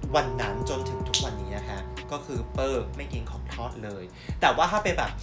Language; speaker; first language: Thai; non-native, fluent; Chinese